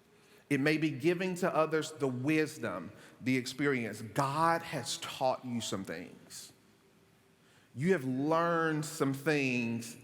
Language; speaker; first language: English; native; English